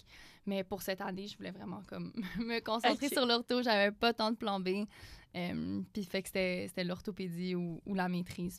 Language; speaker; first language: French; native; French